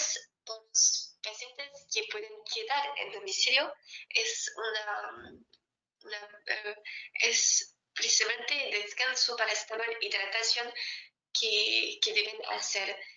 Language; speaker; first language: Spanish; non-native, fluent; French